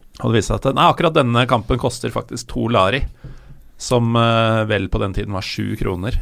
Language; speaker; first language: Norwegian; native; Norwegian